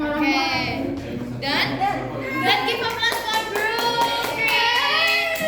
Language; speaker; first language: English; non-native, learner; Indonesian